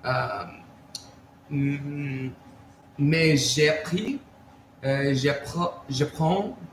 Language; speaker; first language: French; non-native, learner; English